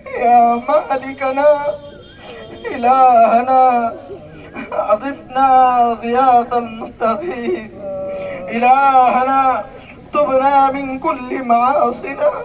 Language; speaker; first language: Arabic; non-native, fluent; Bangla